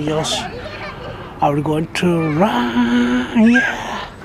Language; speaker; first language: English; non-native, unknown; Japanese